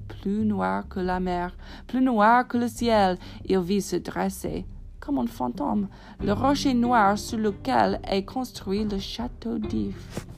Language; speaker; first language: French; non-native, fluent; English